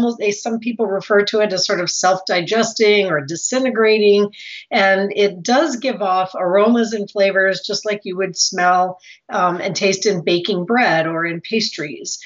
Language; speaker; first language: English; native; English